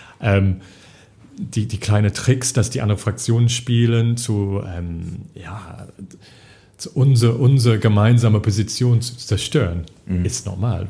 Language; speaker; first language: German; non-native, fluent; English